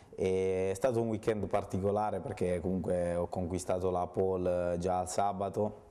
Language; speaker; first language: Italian; native; Italian